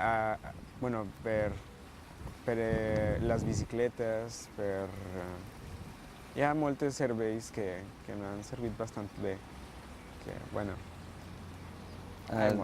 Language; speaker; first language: Catalan; non-native, learner; Spanish